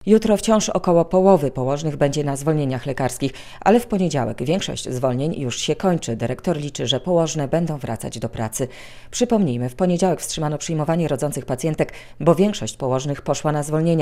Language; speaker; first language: Polish; native; Polish